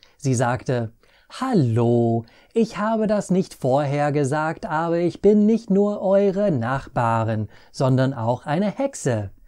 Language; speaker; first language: German; non-native, fluent; English